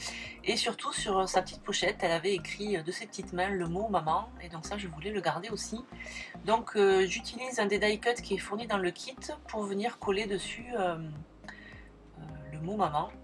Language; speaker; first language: French; native; French